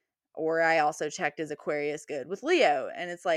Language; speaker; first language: English; native; English